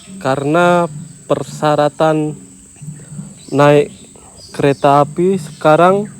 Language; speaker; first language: Indonesian; non-native, fluent; Japanese